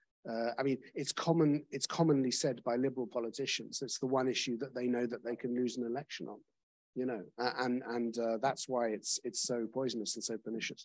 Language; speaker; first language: English; native; English